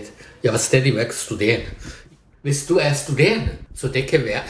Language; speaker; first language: Danish; non-native, fluent; Chinese